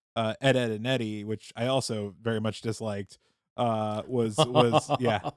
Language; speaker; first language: English; native; English